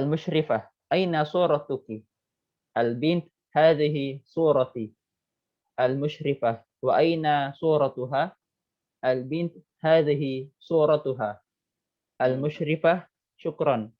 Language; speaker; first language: Arabic; non-native, learner; Indonesian